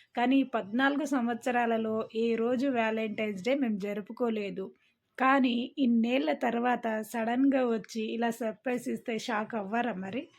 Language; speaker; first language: Telugu; non-native, local second language; Lambadi